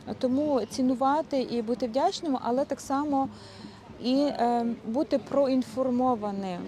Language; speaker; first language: Ukrainian; native; Ukrainian